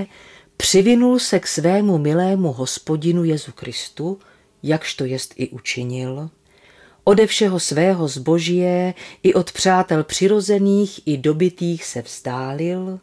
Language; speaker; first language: Czech; native; Czech